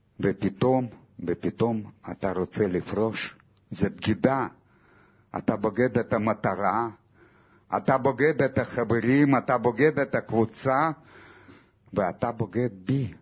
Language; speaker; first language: Hebrew; non-native, fluent; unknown